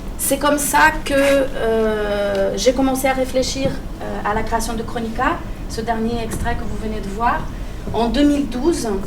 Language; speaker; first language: French; non-native, fluent; Portuguese